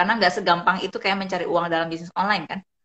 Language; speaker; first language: Indonesian; native; Indonesian